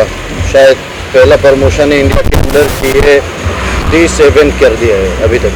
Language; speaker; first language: Hindi; non-native, fluent; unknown